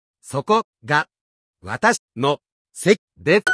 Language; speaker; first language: Japanese; non-native, learner; English